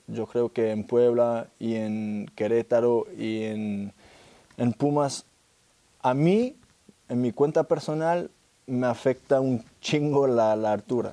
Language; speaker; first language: Spanish; non-native, fluent; French